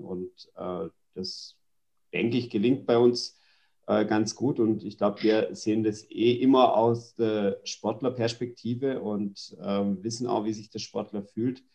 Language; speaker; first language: German; native; German